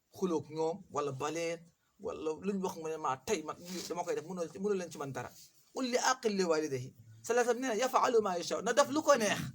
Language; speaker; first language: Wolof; non-native, local second language; Fula